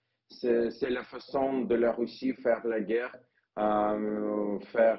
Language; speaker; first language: French; non-native, learner; Ukrainian